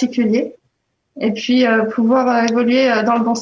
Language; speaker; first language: French; native; French